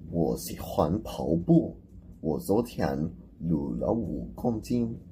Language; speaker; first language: Chinese; non-native, learner; English